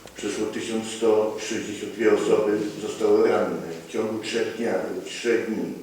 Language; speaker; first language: Polish; native; Polish